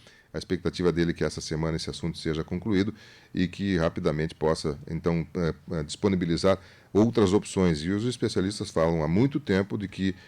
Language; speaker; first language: Portuguese; native; Portuguese